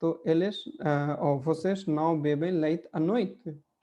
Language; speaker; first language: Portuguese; non-native, fluent; Hindi